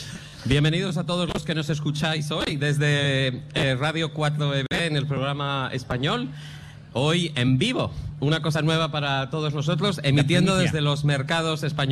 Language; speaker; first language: Spanish; native; Spanish